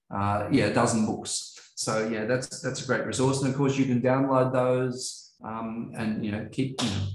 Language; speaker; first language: English; native; English